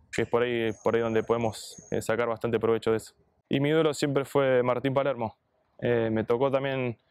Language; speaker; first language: Spanish; native; Spanish